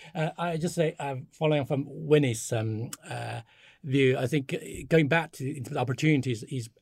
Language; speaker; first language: English; early bilingual, other home language; Chinese